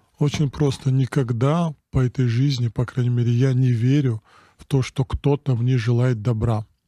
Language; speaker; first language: Russian; non-native, local second language; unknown